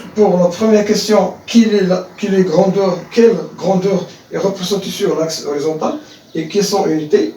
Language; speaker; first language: French; non-native, local second language; Arabic